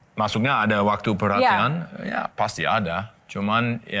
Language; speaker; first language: Indonesian; non-native, learner; English